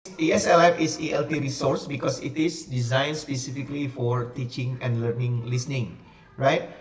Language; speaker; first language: English; non-native, fluent; Indonesian